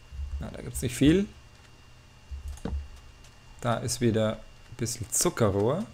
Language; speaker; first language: German; native; German